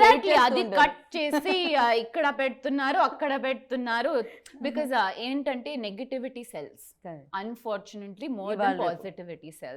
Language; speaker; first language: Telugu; non-native, learner; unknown